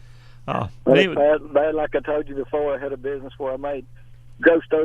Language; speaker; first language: English; native; English